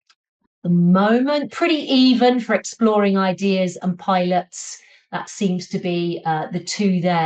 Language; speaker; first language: English; native; English